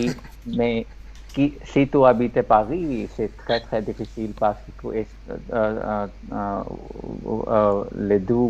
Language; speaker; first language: French; non-native, learner; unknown